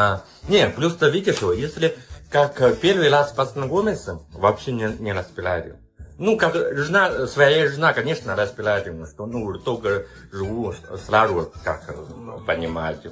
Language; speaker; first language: Russian; non-native, learner; Chinese